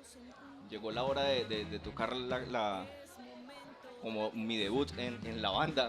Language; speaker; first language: Spanish; native; Spanish